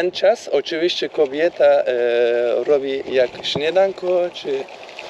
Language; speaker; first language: Polish; non-native, learner; Turkish